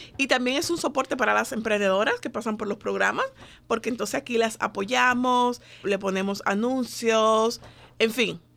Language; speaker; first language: Spanish; native; Spanish